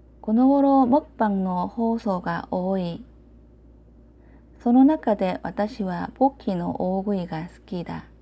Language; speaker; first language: Japanese; non-native, learner; Korean